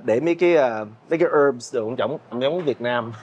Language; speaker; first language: Vietnamese; early bilingual, heritage; Vietnamese